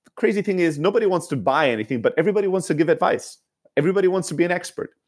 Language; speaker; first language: English; non-native, fluent; Greek